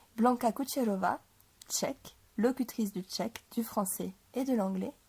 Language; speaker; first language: French; native; French